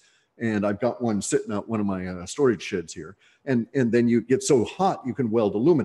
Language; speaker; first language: English; native; English